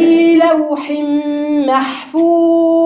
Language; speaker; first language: Arabic; native; Arabic